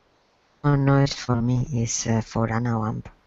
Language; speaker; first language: English; non-native, learner; Spanish